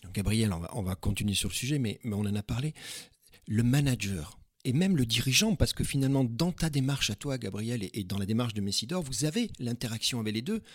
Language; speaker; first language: French; native; French